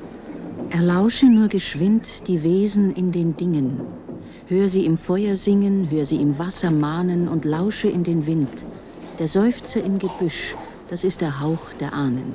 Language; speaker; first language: German; native; German